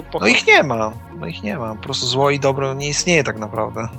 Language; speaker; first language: Polish; native; Polish